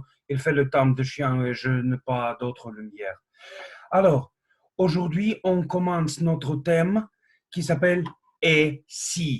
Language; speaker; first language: French; non-native, fluent; Russian